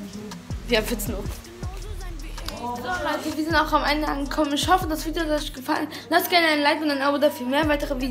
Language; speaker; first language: German; early bilingual, other home language; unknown